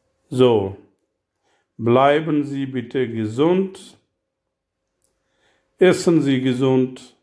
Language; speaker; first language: German; non-native, learner; Urdu